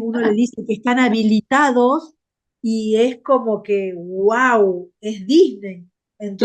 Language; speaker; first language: Spanish; native; Spanish